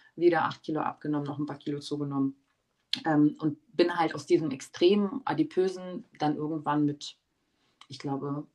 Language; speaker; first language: German; early bilingual, other home language; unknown